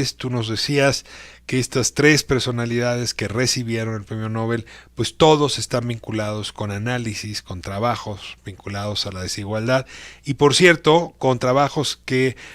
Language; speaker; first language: Spanish; native; Spanish